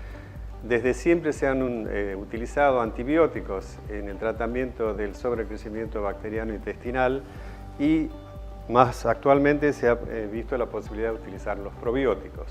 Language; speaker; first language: Spanish; native; Spanish